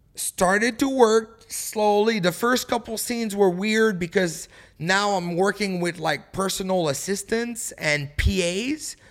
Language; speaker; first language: English; early bilingual, other home language; French